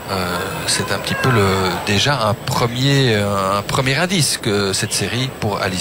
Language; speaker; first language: French; native; French